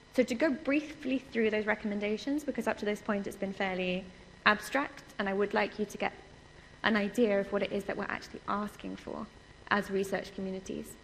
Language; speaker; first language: English; native; English